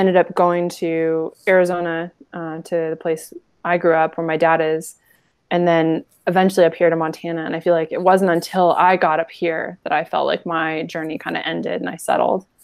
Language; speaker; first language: English; native; English